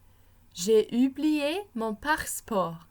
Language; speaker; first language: French; non-native, fluent; English